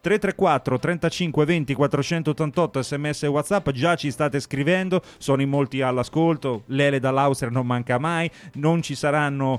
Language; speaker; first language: Italian; native; Italian